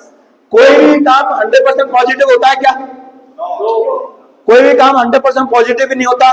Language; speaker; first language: Hindi; native; Hindi